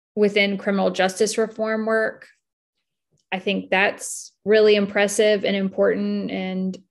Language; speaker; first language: English; native; English